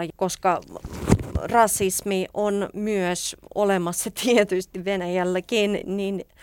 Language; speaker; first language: Finnish; non-native, fluent; Russian